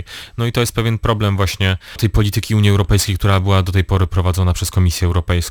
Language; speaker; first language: Polish; native; Polish